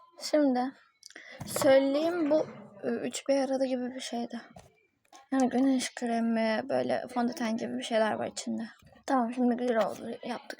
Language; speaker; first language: Turkish; native; Turkish